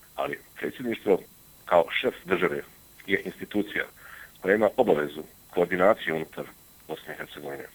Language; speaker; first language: Bosnian; native; Bosnian